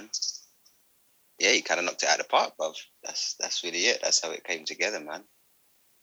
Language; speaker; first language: English; native; English